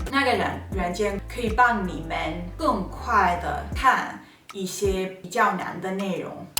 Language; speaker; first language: Chinese; non-native, learner; Spanish